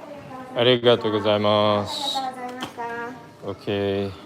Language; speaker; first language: Japanese; non-native, learner; English